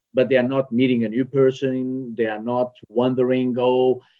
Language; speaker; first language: English; non-native, fluent; Portuguese